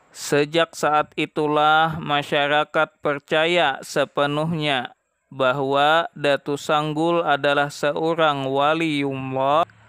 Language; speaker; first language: Indonesian; non-native, local second language; Banjar